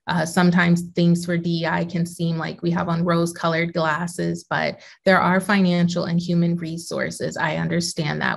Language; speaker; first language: English; native; English